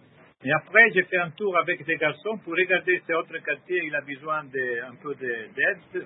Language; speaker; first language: French; non-native, learner; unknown